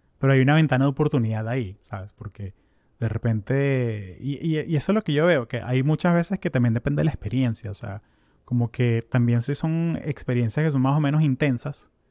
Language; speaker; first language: Spanish; native; Spanish